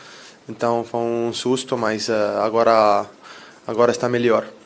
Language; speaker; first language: Portuguese; non-native, fluent; Italian